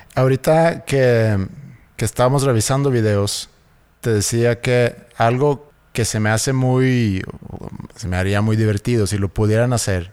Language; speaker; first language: Spanish; native; Spanish